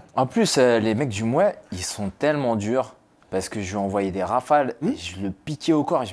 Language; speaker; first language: French; native; French